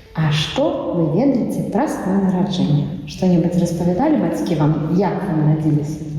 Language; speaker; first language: Belarusian; native; Belarusian